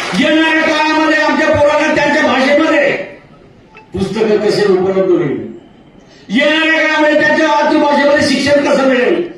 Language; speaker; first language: Marathi; non-native, local second language; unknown